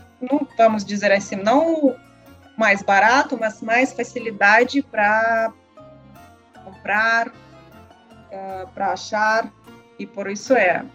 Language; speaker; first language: Portuguese; non-native, learner; Russian